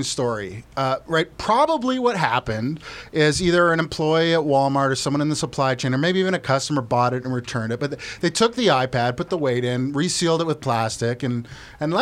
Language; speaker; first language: English; native; English